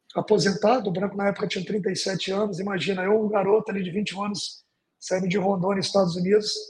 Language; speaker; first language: Portuguese; native; Portuguese